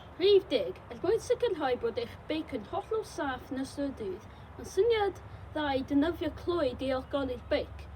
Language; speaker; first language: Welsh; non-native, local second language; English